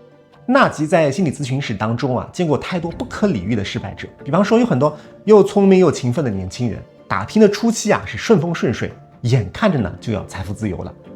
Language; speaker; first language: Chinese; native; Chinese